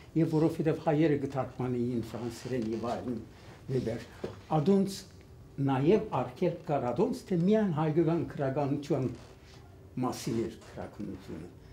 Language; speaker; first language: Armenian; early bilingual, heritage; Armenian